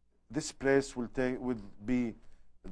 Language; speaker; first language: English; non-native, learner; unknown